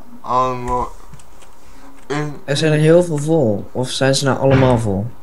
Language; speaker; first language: Dutch; native; Dutch